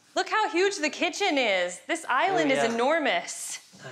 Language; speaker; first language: English; native; English